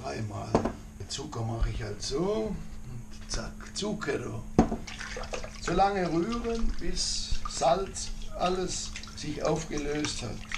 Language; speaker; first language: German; non-native, fluent; Italian